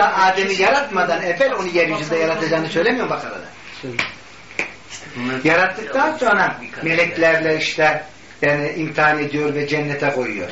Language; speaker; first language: Turkish; native; Turkish